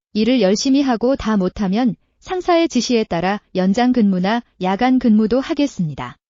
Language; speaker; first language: Korean; non-native, learner; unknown